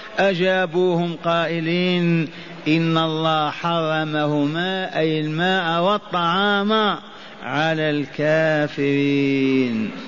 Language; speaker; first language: Arabic; native; Arabic